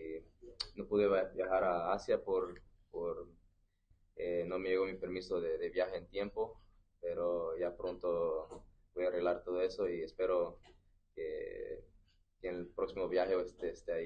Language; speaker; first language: Spanish; early bilingual, heritage; English